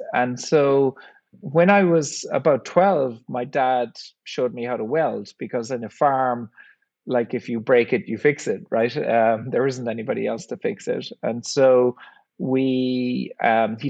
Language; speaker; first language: English; native; English